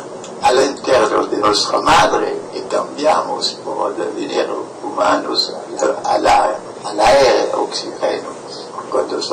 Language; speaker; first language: Spanish; non-native, fluent; French